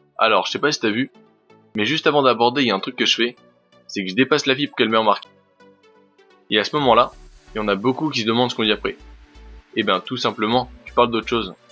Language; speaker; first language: French; native; French